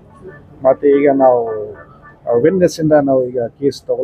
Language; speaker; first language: Kannada; non-native, local second language; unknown